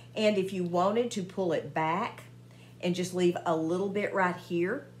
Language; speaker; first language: English; native; English